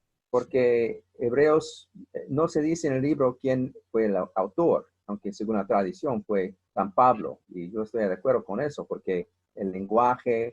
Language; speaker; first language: Spanish; non-native, fluent; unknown